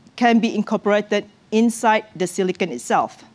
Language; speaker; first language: English; non-native, local second language; Malay